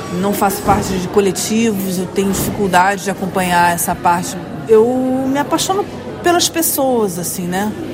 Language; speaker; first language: Portuguese; native; Portuguese